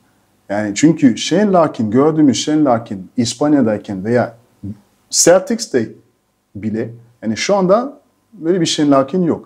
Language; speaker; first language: Turkish; non-native, fluent; French